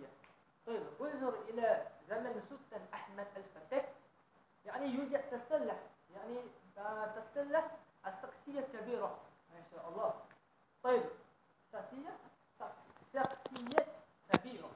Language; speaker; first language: Arabic; non-native, learner; Malay